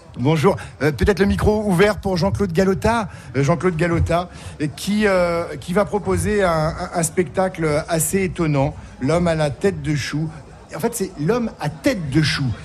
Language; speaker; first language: French; native; French